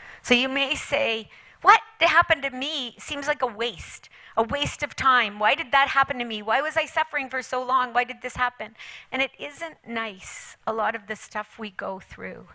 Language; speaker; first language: English; native; English